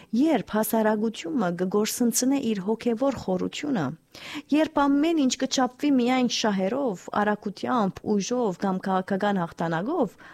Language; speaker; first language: Armenian; early bilingual, heritage; Armenian